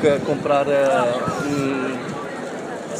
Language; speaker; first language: Spanish; non-native, learner; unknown